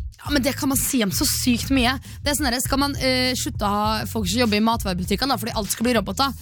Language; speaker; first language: Norwegian; native; Norwegian